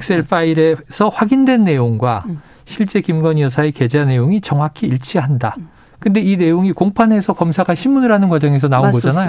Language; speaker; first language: Korean; native; Korean